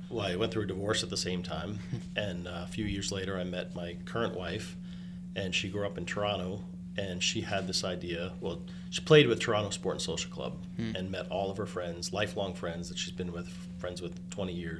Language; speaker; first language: English; native; English